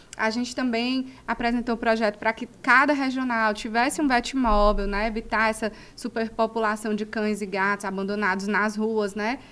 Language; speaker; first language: Portuguese; native; Portuguese